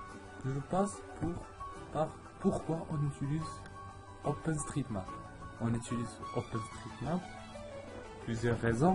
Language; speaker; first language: French; non-native, learner; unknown